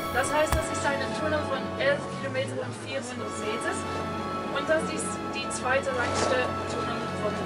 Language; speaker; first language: German; non-native, fluent; Norwegian